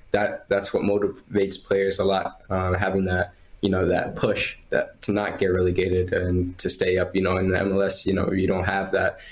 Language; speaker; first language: English; native; English